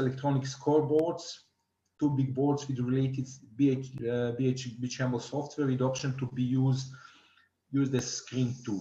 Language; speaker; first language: English; non-native, fluent; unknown